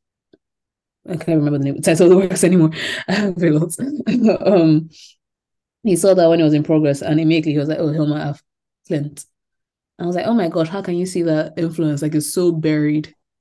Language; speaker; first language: English; non-native, local second language; Yoruba